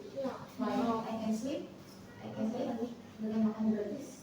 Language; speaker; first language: English; non-native, learner; Indonesian